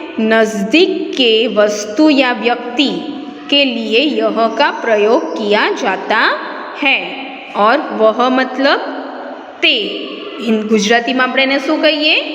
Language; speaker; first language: Hindi; non-native, local second language; Gujarati